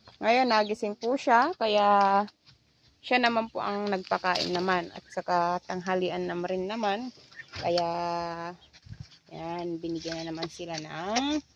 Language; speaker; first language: Filipino; non-native, local second language; Cebuano